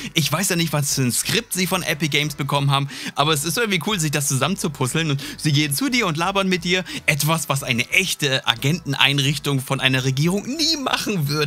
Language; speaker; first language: German; native; German